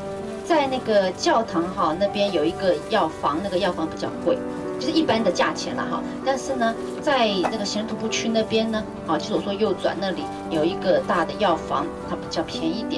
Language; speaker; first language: Chinese; native; Chinese